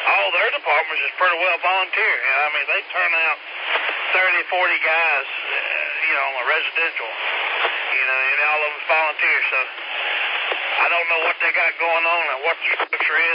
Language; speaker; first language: English; native; English